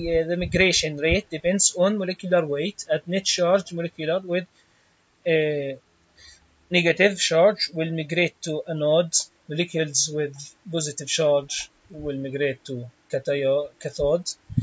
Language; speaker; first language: English; non-native, fluent; Arabic